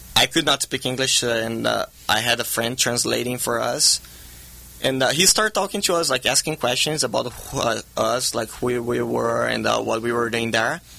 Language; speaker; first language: English; non-native, fluent; Portuguese